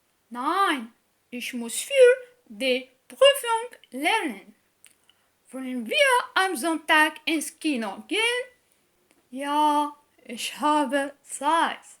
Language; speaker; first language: German; non-native, learner; Arabic